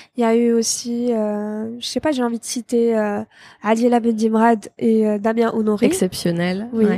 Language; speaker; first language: French; non-native, local second language; Arabic